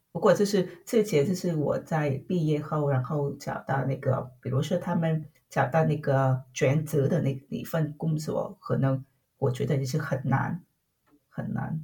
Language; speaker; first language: Chinese; non-native, fluent; Vietnamese